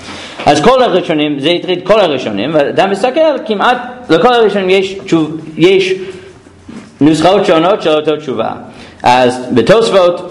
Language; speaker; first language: Hebrew; non-native, fluent; English